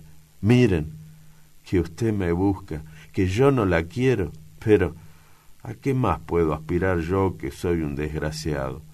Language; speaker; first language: Spanish; native; Spanish